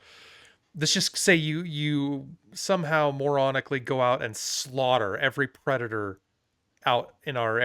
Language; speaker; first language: English; native; English